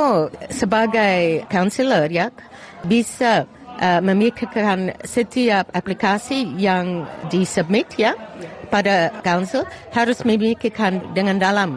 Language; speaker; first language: Indonesian; non-native, fluent; English